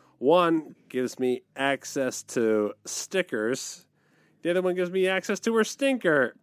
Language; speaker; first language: English; native; English